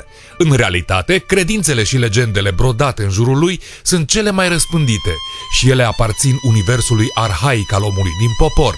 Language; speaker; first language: Romanian; native; Romanian